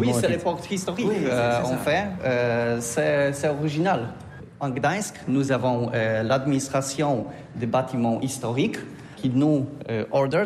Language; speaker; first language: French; non-native, learner; Polish